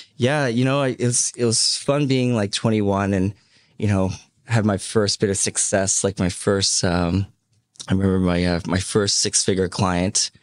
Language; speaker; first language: English; early bilingual, other home language; Cantonese